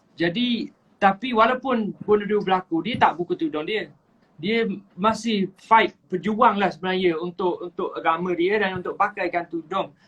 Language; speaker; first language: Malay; native; Malay